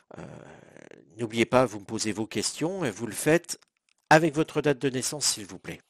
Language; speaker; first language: French; native; French